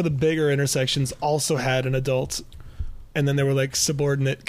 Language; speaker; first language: English; native; English